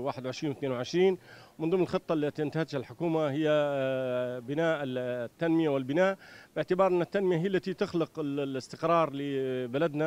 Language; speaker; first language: Arabic; native; Arabic